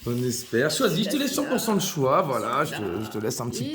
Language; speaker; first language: French; native; French